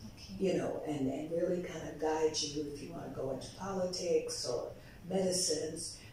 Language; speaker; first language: English; native; English